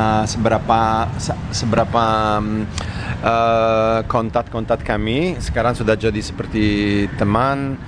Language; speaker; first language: Indonesian; non-native, learner; Italian